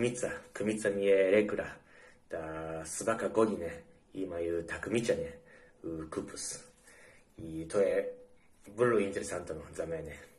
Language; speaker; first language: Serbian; non-native, learner; Japanese